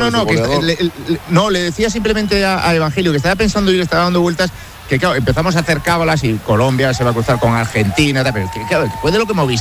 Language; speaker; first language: Spanish; native; Spanish